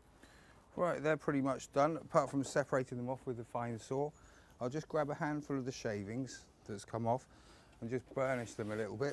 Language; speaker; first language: English; native; English